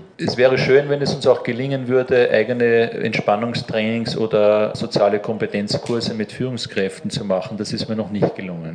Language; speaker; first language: German; native; German